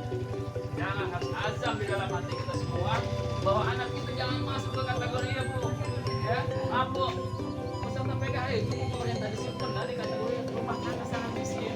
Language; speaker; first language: Indonesian; non-native, local second language; Sundanese